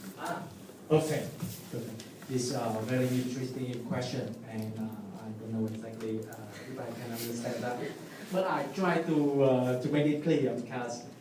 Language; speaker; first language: English; non-native, learner; Vietnamese